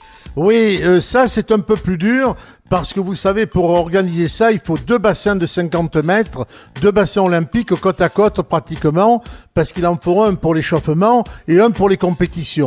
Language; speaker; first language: French; native; French